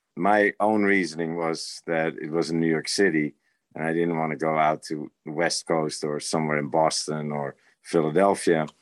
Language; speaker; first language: English; non-native, fluent; Dutch